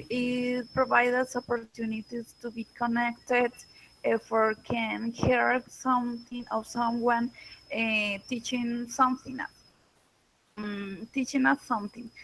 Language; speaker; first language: English; non-native, learner; Spanish